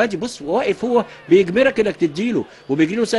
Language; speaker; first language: Arabic; native; Arabic